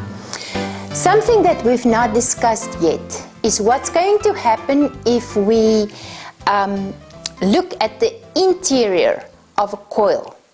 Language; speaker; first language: English; non-native, local second language; Afrikaans